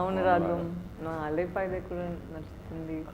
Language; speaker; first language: Telugu; non-native, fluent; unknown